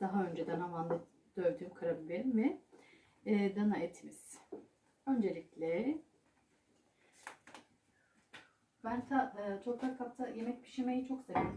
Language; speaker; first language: Turkish; native; Turkish